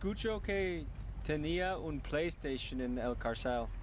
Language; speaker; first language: Spanish; non-native, learner; English